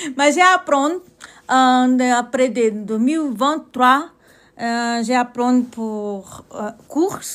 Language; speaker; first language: French; non-native, learner; Portuguese